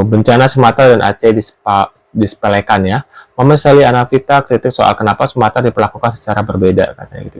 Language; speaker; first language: Indonesian; native; Indonesian